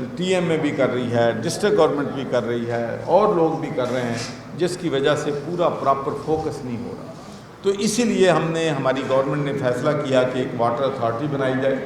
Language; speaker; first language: Urdu; non-native, local second language; Punjabi